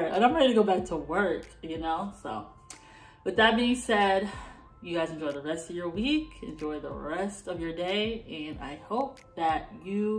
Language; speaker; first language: English; native; English